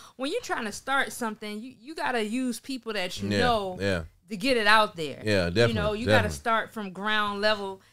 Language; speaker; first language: English; native; English